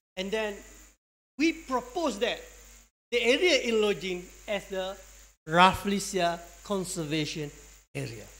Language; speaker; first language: English; non-native, local second language; Malay